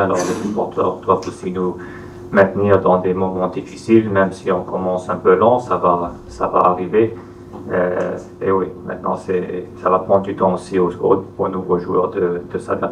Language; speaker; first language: French; non-native, fluent; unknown